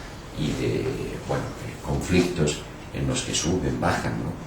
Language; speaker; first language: Spanish; native; Spanish